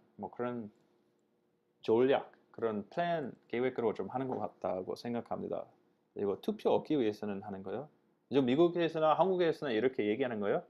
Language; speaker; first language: Korean; non-native, fluent; English